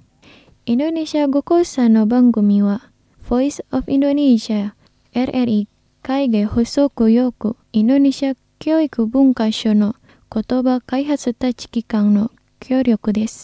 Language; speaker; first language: Japanese; non-native, fluent; Indonesian